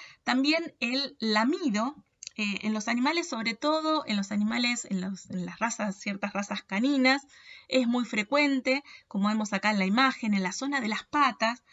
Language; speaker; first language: Spanish; native; Spanish